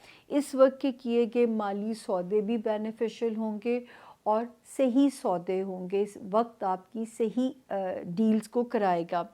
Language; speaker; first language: Urdu; native; Urdu